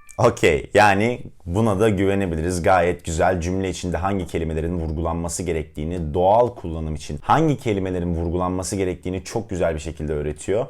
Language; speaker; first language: Turkish; native; Turkish